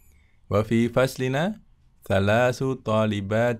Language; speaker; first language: Arabic; non-native, fluent; Indonesian